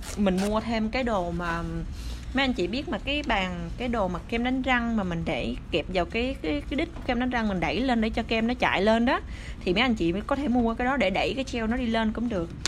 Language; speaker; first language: Vietnamese; early bilingual, other home language; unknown